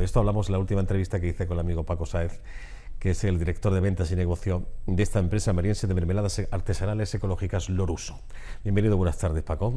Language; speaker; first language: Spanish; native; Spanish